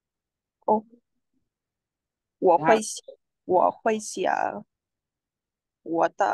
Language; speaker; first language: Chinese; non-native, learner; Vietnamese